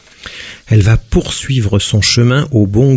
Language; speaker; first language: French; native; French